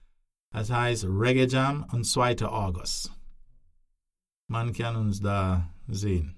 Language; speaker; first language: German; non-native, fluent; English